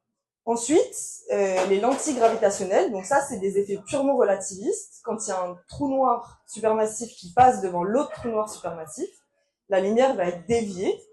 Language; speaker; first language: French; native; French